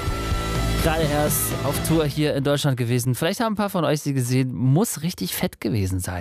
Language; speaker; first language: German; native; German